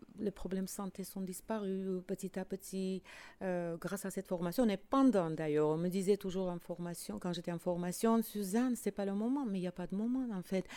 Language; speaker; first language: French; non-native, fluent; Armenian